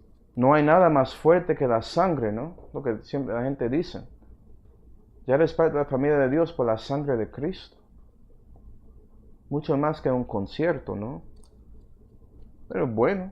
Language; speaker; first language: Spanish; early bilingual, heritage; Spanish